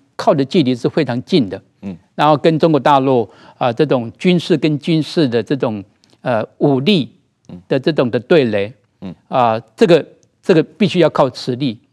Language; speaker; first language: Chinese; native; Chinese